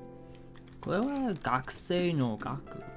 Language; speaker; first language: Japanese; non-native, learner; English